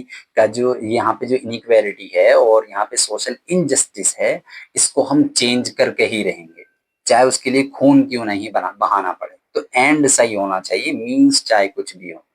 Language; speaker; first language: Hindi; native; Hindi